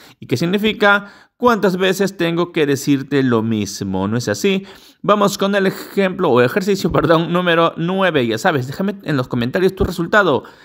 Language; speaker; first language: Spanish; native; Spanish